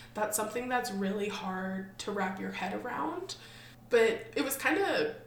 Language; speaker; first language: English; native; English